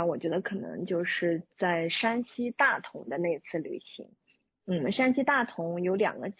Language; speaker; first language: Chinese; native; Chinese